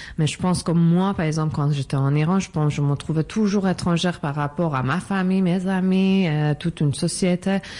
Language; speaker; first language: French; non-native, fluent; Persian